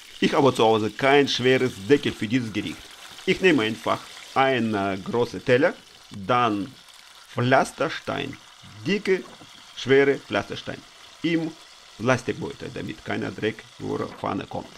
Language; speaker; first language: German; non-native, learner; Russian